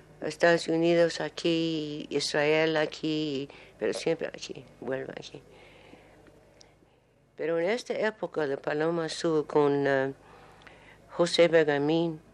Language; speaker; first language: Spanish; non-native, learner; English